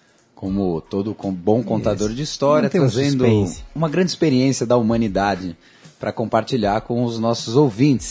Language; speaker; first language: Portuguese; native; Portuguese